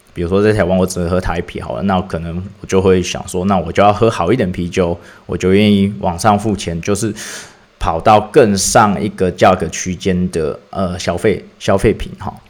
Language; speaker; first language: Chinese; native; Chinese